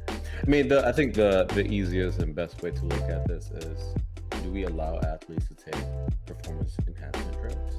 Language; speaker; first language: English; native; English